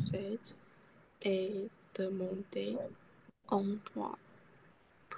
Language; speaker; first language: French; non-native, learner; Chinese